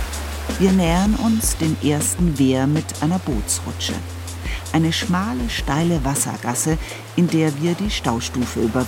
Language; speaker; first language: German; native; German